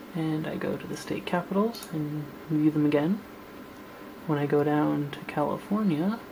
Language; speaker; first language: English; native; English